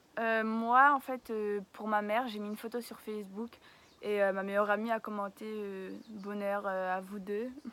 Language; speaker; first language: French; native; French